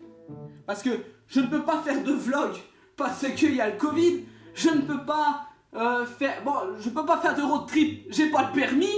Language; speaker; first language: French; native; French